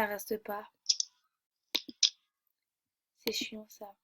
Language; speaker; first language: French; native; French